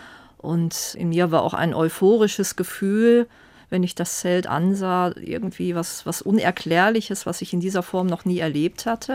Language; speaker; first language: German; native; German